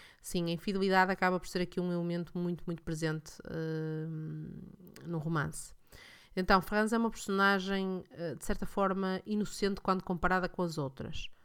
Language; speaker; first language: Portuguese; native; Portuguese